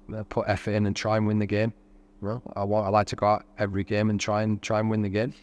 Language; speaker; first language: English; native; English